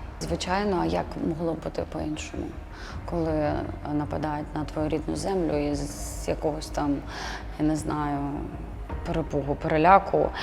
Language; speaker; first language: Ukrainian; non-native, local second language; Russian